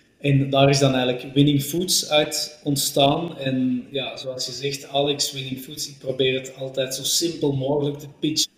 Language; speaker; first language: Dutch; native; Dutch